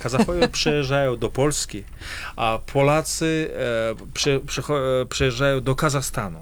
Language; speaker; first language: Polish; non-native, fluent; Kazakh